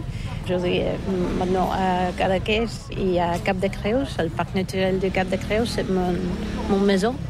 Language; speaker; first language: French; non-native, learner; Bulgarian